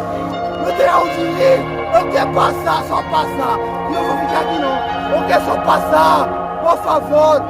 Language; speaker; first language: Portuguese; non-native, learner; Haitian Creole